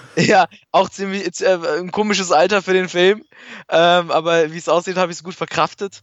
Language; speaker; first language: German; native; German